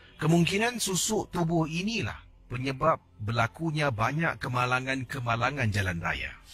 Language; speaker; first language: Malay; native; Malay